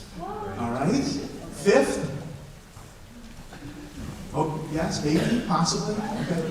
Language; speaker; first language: English; native; English